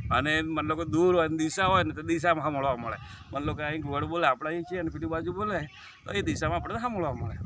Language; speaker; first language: Gujarati; non-native, local second language; Bhili